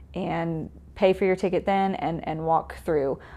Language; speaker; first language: English; native; English